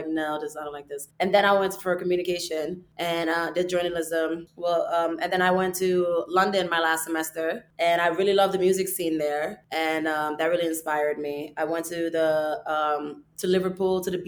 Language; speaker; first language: English; early bilingual, other home language; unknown